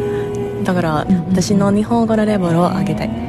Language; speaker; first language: Japanese; non-native, learner; English